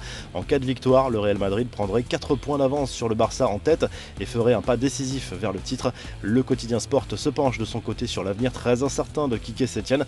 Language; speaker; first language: French; native; French